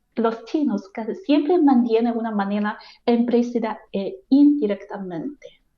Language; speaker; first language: Spanish; non-native, fluent; Chinese